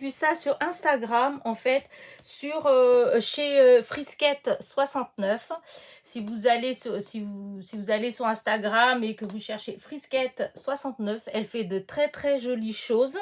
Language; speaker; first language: French; native; French